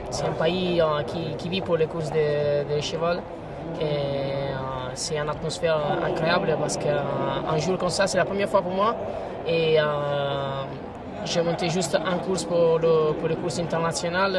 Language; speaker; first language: French; non-native, fluent; Italian